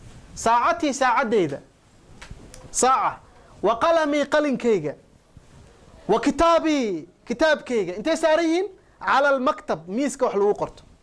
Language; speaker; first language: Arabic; non-native, local second language; Somali